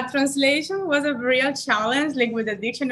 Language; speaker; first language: English; non-native, fluent; Spanish